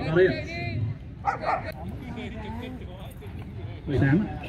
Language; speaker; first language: Vietnamese; native; Vietnamese